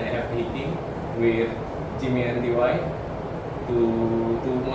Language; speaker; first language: English; non-native, learner; Indonesian